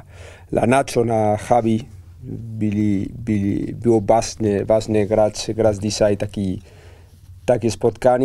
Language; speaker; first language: Polish; non-native, learner; Spanish